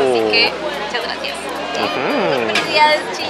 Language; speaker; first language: Spanish; native; Spanish